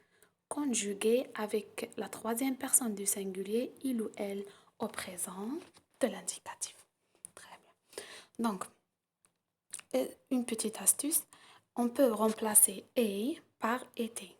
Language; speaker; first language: French; non-native, local second language; Arabic